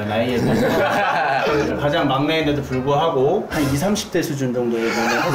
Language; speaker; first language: Korean; native; Korean